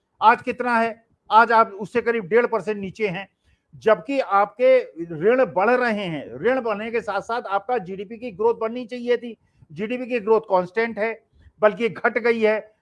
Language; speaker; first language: Hindi; native; Hindi